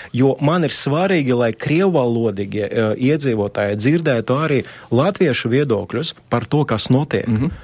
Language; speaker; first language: Latvian; non-native, local second language; Russian